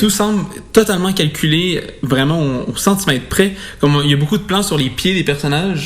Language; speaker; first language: French; native; French